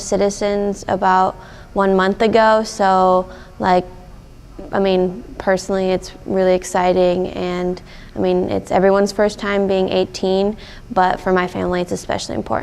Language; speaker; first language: English; early bilingual, other home language; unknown